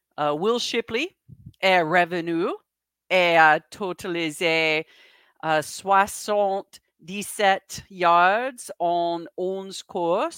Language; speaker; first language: French; non-native, learner; English